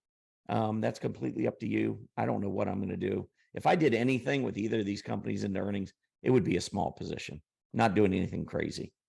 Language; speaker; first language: English; native; English